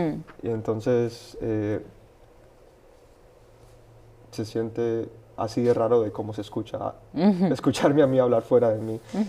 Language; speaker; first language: Spanish; early bilingual, heritage; Spanish